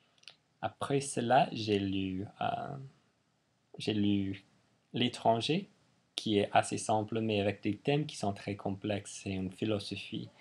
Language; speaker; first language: French; non-native, fluent; English